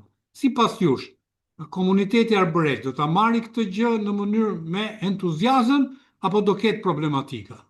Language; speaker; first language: Albanian; native; Albanian